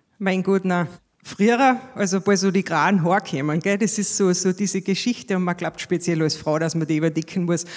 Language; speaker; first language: German; native; German